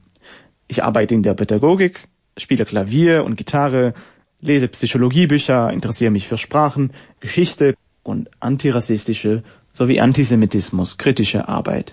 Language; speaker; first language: German; non-native, fluent; Hebrew